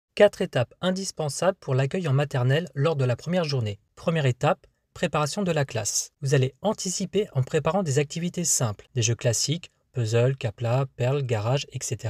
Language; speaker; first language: French; native; French